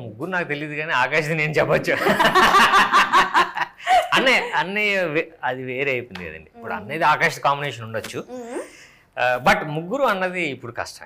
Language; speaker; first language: Telugu; native; Telugu